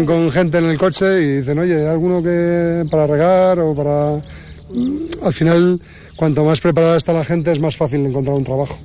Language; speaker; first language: Spanish; native; Spanish